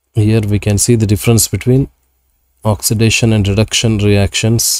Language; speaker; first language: English; non-native, local second language; Kannada